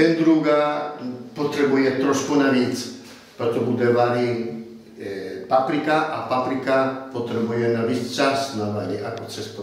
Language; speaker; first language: Czech; non-native, learner; Italian